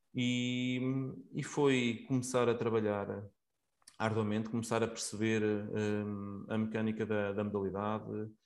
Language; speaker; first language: Portuguese; native; Portuguese